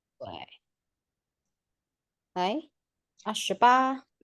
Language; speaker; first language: Chinese; non-native, fluent; Indonesian